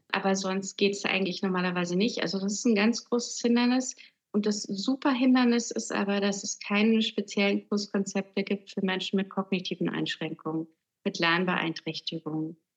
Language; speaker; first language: German; native; German